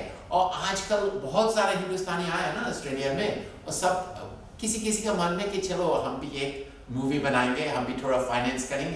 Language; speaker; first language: Hindi; non-native, fluent; English